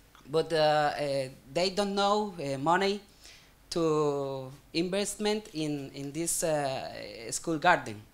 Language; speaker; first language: English; non-native, learner; Spanish